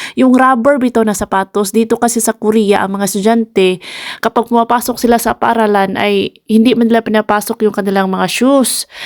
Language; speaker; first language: Filipino; non-native, local second language; Cebuano